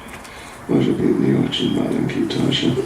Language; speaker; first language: Russian; non-native, learner; English